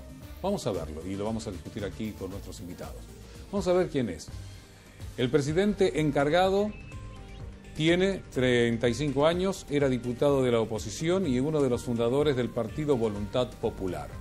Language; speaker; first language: Spanish; native; Spanish